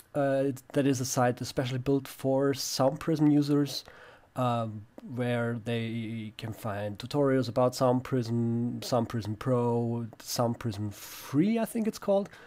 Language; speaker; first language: English; non-native, fluent; German